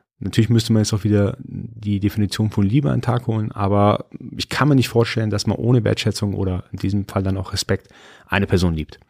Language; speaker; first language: German; early bilingual, other home language; Persian